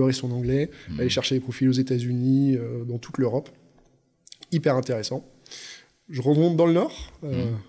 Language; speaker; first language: French; native; French